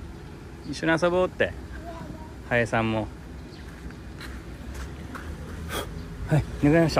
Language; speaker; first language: Japanese; native; Japanese